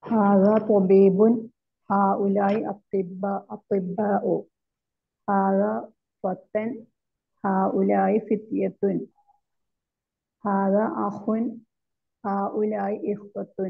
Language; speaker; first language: Arabic; non-native, learner; Malayalam